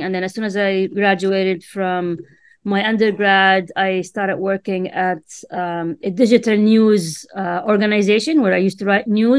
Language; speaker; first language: English; non-native, fluent; Arabic